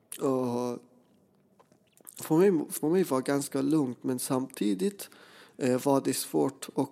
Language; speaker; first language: Swedish; non-native, fluent; Persian